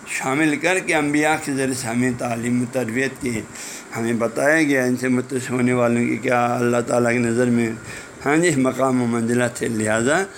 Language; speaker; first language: Urdu; non-native, local second language; Balti